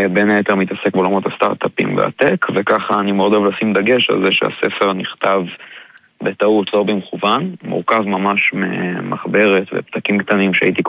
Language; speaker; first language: Hebrew; native; Hebrew